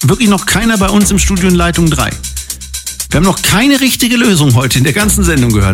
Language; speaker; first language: German; native; German